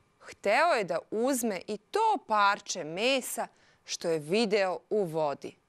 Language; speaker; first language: Serbian; non-native, local second language; Hungarian